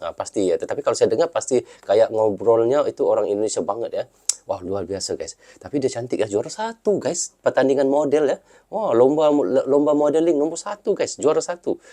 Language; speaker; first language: Malay; native; Malay